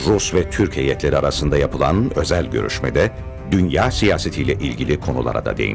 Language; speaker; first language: Turkish; native; Turkish